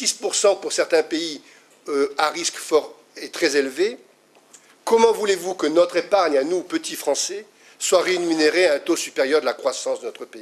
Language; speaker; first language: French; native; French